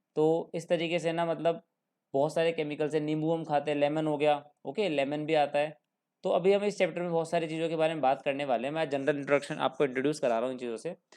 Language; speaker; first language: Hindi; native; Hindi